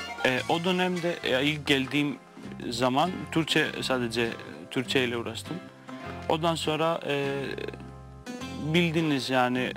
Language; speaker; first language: Turkish; non-native, fluent; Greek